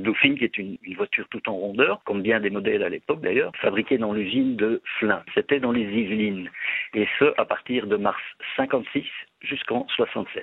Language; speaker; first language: French; native; French